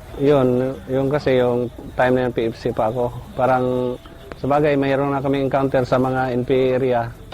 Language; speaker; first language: Filipino; non-native, local second language; Cebuano